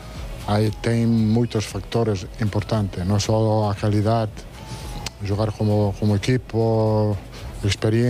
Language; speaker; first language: Portuguese; non-native, fluent; Italian